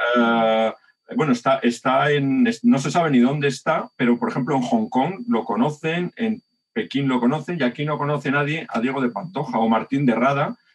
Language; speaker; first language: Spanish; native; Spanish